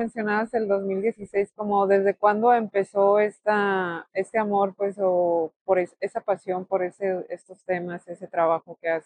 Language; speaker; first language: Spanish; native; Spanish